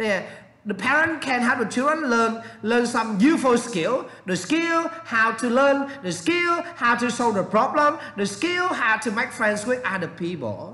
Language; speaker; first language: English; non-native, learner; Vietnamese